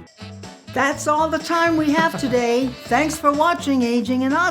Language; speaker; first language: English; native; English